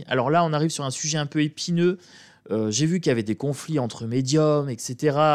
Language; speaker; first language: French; native; French